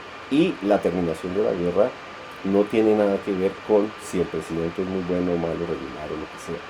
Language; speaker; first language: Spanish; native; Spanish